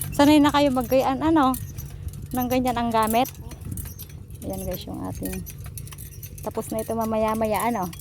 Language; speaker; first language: Filipino; native; Filipino